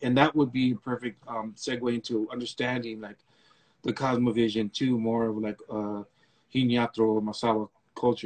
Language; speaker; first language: English; early bilingual, other home language; Spanish